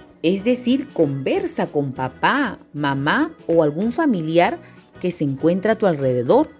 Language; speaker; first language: Spanish; native; Spanish